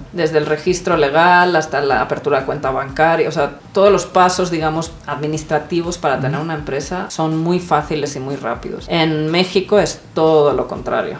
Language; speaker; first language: Spanish; non-native, local second language; Swedish